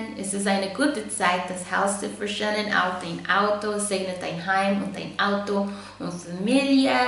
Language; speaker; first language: German; non-native, fluent; English